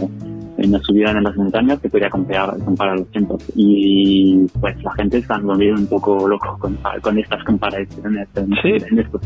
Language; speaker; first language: Spanish; non-native, fluent; French